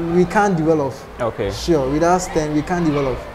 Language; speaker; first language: English; non-native, local second language; Akan